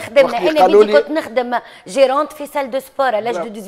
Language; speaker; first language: Arabic; native; Arabic